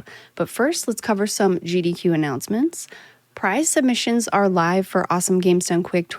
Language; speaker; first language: English; native; English